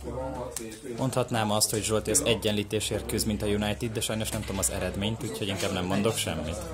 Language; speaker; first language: Hungarian; native; Hungarian